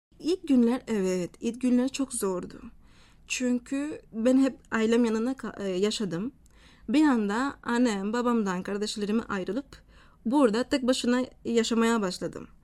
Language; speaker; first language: Turkish; non-native, fluent; Spanish